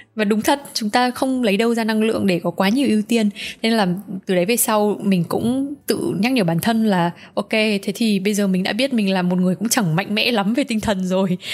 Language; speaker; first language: Vietnamese; native; Vietnamese